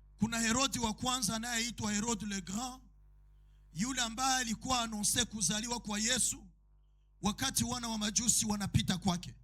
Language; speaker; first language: Swahili; native; Swahili